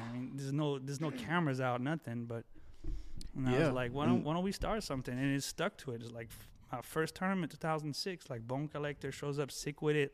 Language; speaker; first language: English; early bilingual, other home language; French